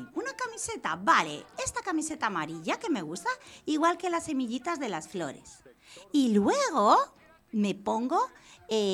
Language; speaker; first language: Spanish; native; Spanish